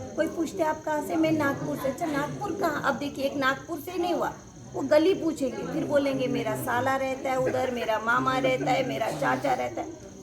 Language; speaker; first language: Hindi; non-native, local second language; Nepali